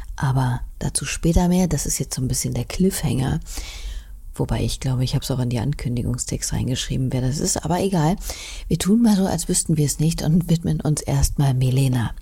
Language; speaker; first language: German; native; German